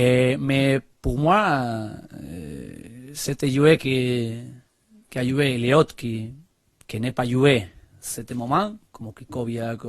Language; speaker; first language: French; non-native, learner; Spanish